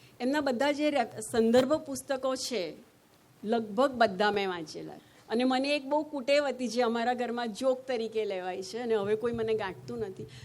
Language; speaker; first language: Gujarati; native; Gujarati